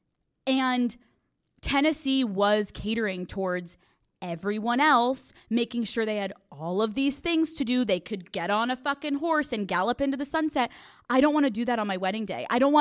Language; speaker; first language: English; native; English